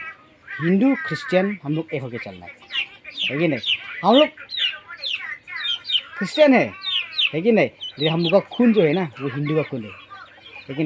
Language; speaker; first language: Hindi; non-native, local second language; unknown